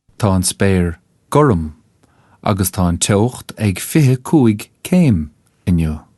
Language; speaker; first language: Irish; non-native, local second language; English